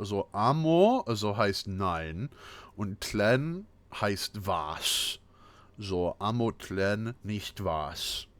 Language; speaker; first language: German; non-native, fluent; English